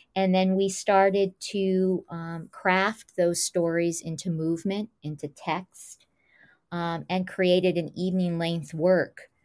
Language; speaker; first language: English; native; English